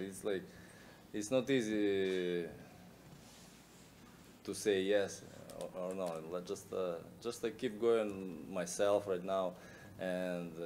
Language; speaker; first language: English; non-native, learner; Russian